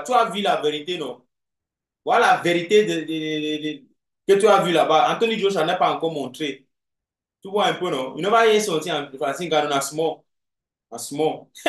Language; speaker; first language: French; non-native, local second language; English